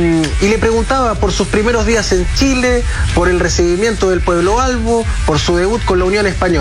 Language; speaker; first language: Spanish; native; Spanish